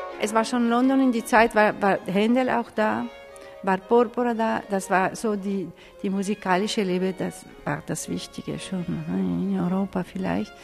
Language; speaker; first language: German; non-native, fluent; Italian